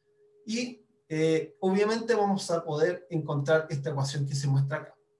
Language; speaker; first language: Spanish; native; Spanish